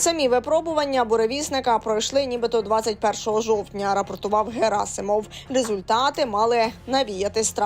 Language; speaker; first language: Ukrainian; native; Ukrainian